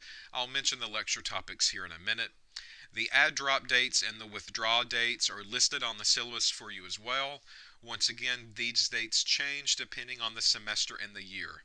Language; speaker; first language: English; native; English